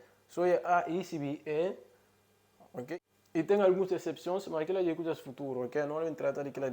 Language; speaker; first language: Portuguese; non-native, local second language; Upper Guinea Crioulo